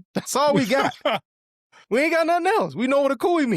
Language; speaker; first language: English; native; English